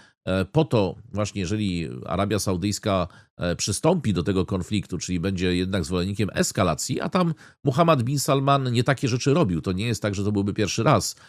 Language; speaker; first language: Polish; native; Polish